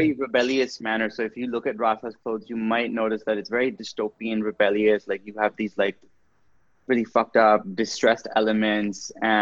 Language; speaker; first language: English; non-native, local second language; Urdu